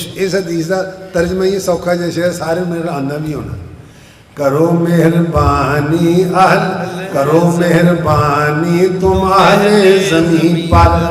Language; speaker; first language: Urdu; non-native, local second language; Punjabi